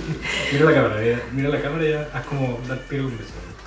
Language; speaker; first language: Spanish; native; Spanish